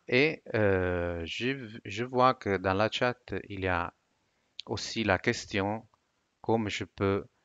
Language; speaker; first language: French; non-native, fluent; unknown